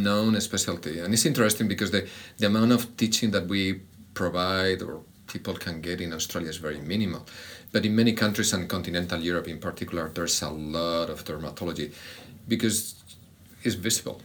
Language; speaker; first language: English; non-native, fluent; Spanish